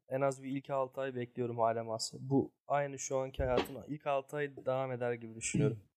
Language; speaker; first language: Turkish; early bilingual, heritage; Turkish